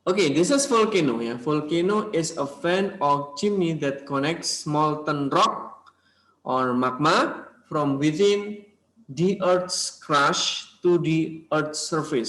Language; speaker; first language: English; non-native, learner; Indonesian